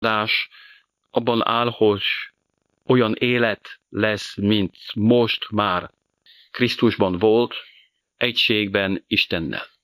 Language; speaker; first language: Hungarian; non-native, fluent; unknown